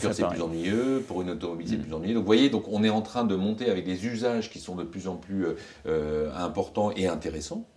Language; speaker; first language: French; native; French